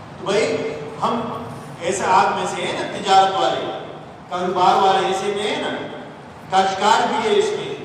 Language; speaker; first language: Urdu; non-native, local second language; Sindhi